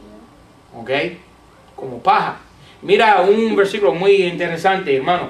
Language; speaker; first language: Spanish; non-native, fluent; English